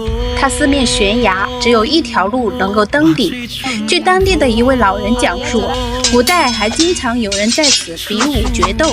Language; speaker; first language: Chinese; native; Chinese